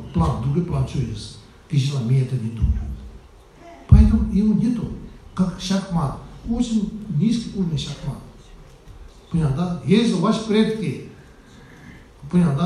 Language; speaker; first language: Russian; non-native, learner; Tibetan